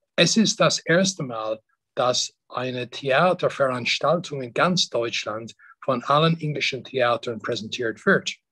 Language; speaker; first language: German; non-native, fluent; English